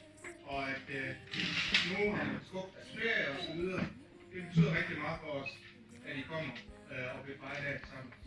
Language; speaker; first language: Danish; early bilingual, other home language; Vietnamese